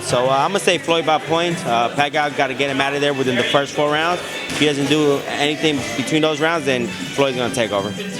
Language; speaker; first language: English; native; English